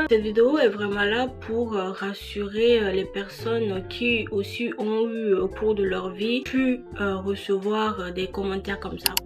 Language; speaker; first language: French; early bilingual, other home language; Ewe